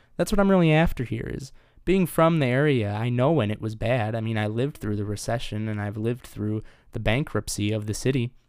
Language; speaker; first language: English; native; English